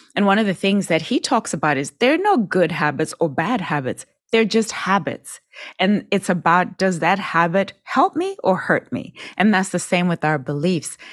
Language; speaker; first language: English; non-native, local second language; Shona